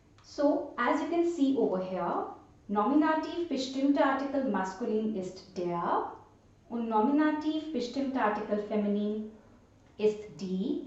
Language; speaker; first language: German; non-native, fluent; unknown